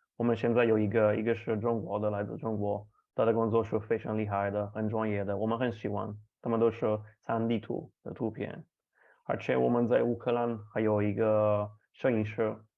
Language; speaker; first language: Chinese; non-native, fluent; Italian